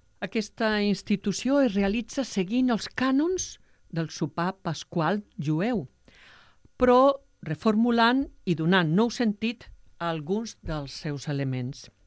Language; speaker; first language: Catalan; native; Catalan